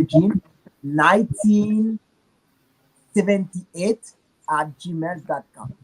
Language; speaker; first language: English; non-native, learner; Haitian Creole